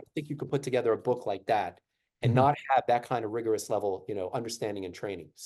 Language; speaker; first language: English; native; English